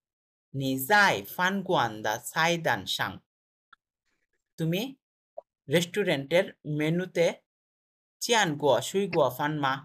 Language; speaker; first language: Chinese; non-native, fluent; Bangla